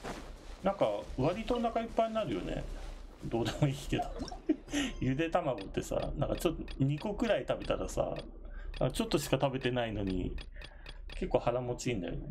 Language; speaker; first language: Japanese; native; Japanese